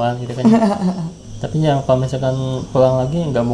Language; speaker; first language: Indonesian; native; Indonesian